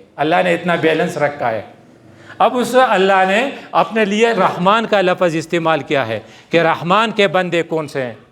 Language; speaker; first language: Urdu; non-native, local second language; Pashto